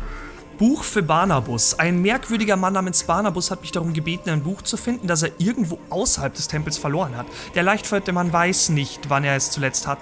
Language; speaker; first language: German; native; German